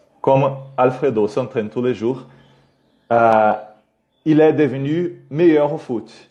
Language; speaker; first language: French; non-native, fluent; Portuguese